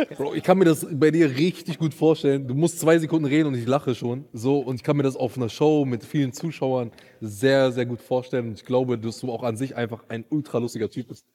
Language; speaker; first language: German; native; German